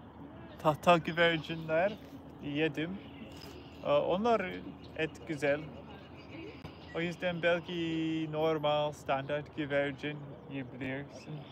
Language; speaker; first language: Turkish; non-native, learner; English